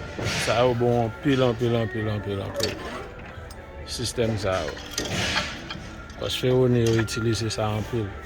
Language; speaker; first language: French; non-native, learner; Haitian Creole